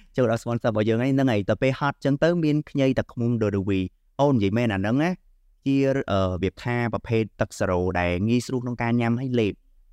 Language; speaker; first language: Khmer; native; Khmer